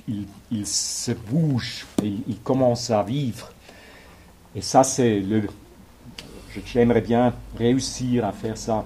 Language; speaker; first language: French; non-native, local second language; German